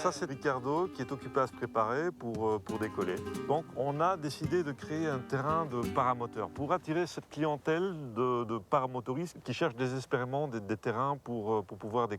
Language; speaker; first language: French; native; French